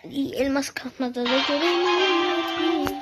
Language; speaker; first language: Turkish; non-native, learner; Azerbaijani